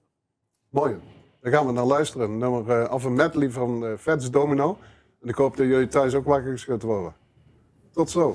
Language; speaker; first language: Dutch; native; Dutch